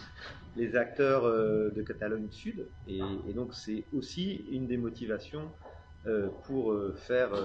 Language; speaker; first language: French; native; French